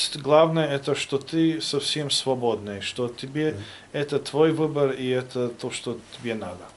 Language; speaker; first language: Russian; non-native, fluent; German